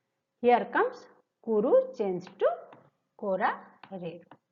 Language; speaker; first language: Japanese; non-native, fluent; Hindi